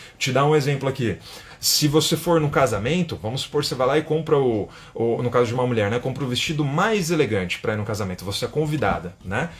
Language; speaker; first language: Portuguese; native; Portuguese